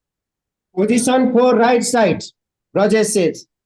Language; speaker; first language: English; non-native, learner; Nepali